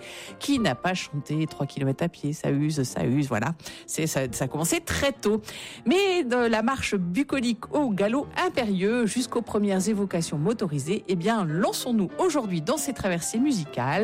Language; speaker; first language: French; native; French